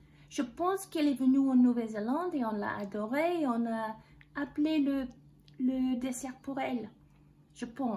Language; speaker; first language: French; non-native, learner; English